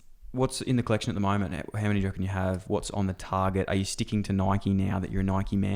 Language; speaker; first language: English; native; English